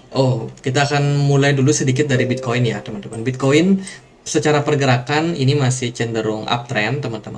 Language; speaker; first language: Indonesian; native; Indonesian